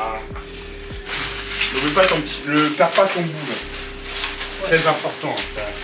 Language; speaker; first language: French; native; French